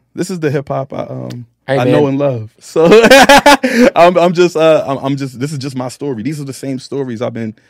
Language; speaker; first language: English; native; English